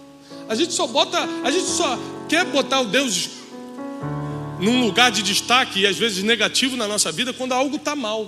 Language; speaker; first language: Portuguese; native; Portuguese